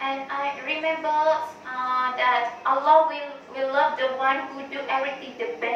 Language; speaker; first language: English; non-native, learner; Thai